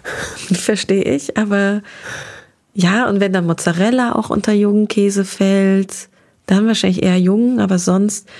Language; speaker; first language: German; native; German